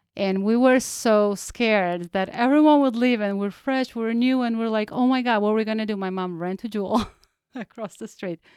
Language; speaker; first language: English; non-native, fluent; Georgian